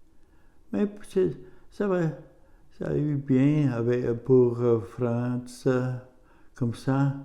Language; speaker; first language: French; non-native, learner; German